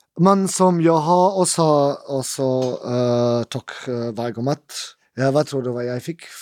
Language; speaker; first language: Norwegian; non-native, learner; German